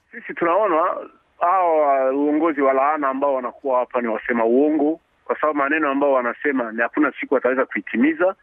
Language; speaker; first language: Swahili; native; Swahili